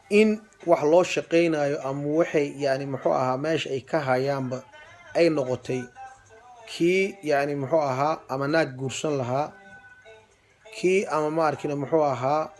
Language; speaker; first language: Somali; non-native, local second language; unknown